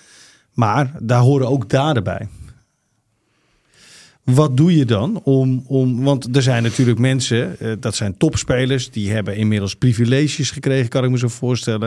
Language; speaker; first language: Dutch; native; Dutch